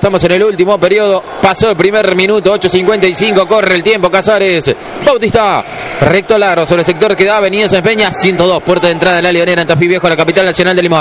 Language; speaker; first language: Spanish; native; Spanish